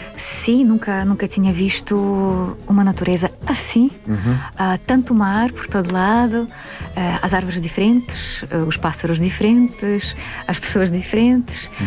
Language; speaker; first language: Portuguese; non-native, fluent; Russian